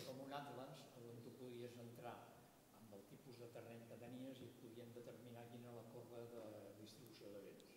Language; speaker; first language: Catalan; native; Catalan